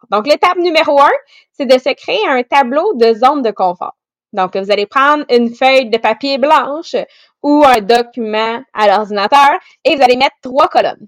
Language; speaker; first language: French; native; French